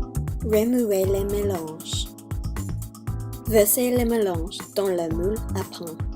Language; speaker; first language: French; non-native, learner; English